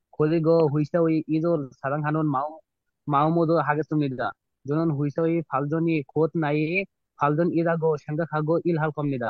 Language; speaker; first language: Korean; non-native, learner; Bangla